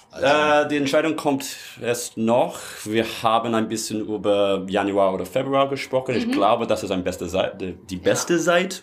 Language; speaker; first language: German; non-native, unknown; English